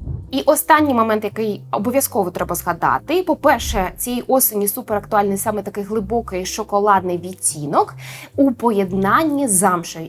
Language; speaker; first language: Ukrainian; native; Ukrainian